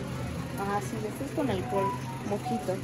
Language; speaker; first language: Spanish; native; Spanish